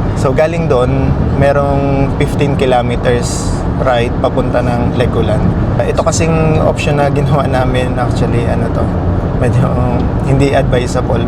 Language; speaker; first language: Filipino; native; Filipino